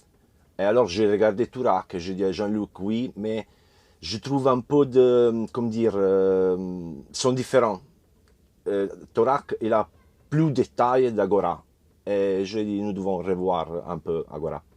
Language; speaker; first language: French; non-native, learner; Italian